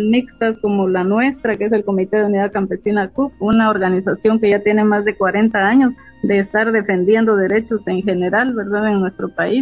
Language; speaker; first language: Spanish; native; Spanish